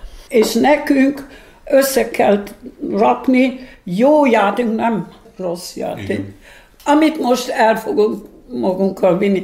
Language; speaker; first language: Hungarian; early bilingual, heritage; Hungarian